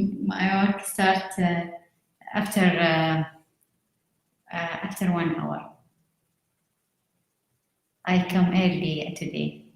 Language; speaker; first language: English; non-native, learner; Arabic